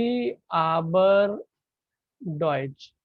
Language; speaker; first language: German; non-native, fluent; Hindi